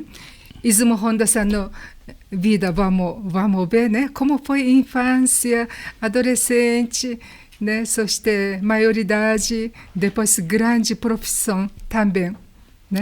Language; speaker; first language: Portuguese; non-native, learner; Japanese